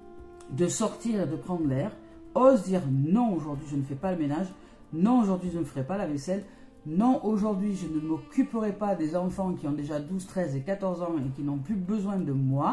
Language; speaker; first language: French; native; French